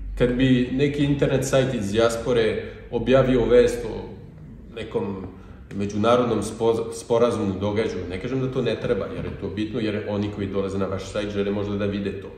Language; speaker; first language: Bosnian; non-native, fluent; French